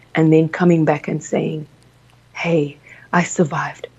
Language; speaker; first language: English; early bilingual, other home language; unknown